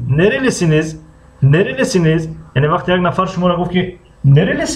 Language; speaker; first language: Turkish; non-native, fluent; Tajik